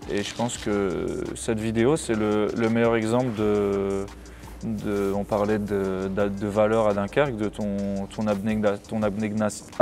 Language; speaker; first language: French; native; French